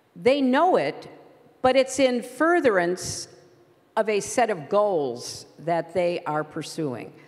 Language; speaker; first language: English; native; English